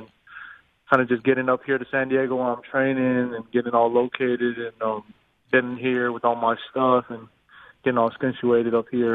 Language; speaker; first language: English; native; English